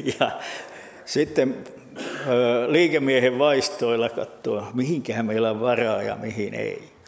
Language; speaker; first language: Finnish; native; Finnish